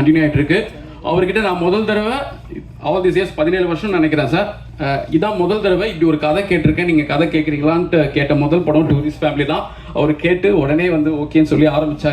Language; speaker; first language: Tamil; native; Tamil